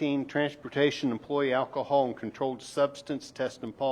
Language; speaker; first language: English; native; English